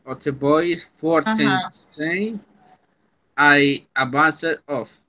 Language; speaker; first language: English; non-native, learner; Spanish